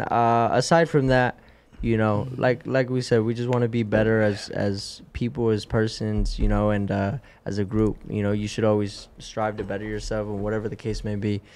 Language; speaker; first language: English; native; English